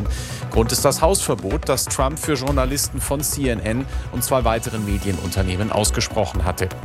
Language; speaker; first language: German; native; German